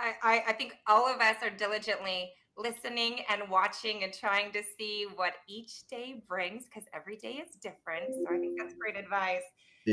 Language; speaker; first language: English; native; English